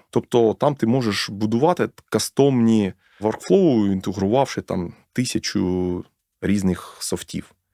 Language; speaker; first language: Ukrainian; non-native, local second language; Russian